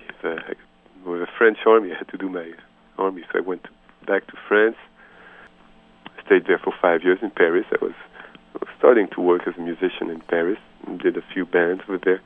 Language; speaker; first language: English; non-native, fluent; French